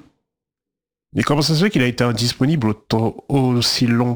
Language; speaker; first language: French; native; French